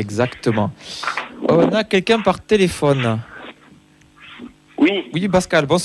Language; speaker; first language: French; native; French